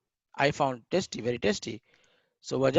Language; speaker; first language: English; non-native, learner; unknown